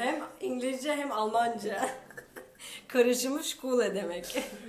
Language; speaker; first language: Turkish; non-native, fluent; Albanian